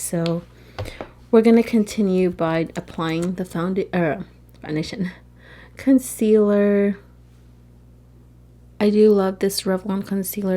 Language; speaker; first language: English; native; English